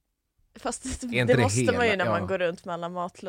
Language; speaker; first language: Swedish; native; Swedish